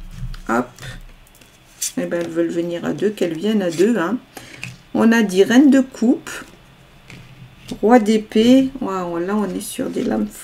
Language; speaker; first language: French; native; French